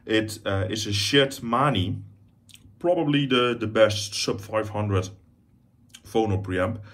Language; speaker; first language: English; non-native, fluent; Dutch